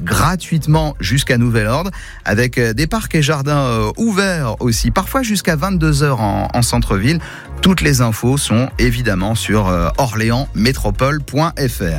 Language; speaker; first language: French; native; French